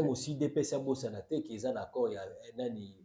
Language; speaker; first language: French; non-native, local second language; Lingala